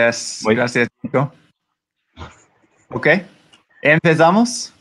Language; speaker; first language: Spanish; non-native, learner; English